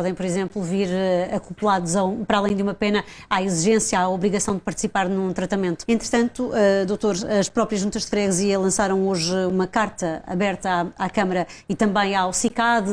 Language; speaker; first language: Portuguese; native; Portuguese